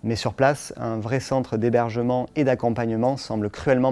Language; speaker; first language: French; native; French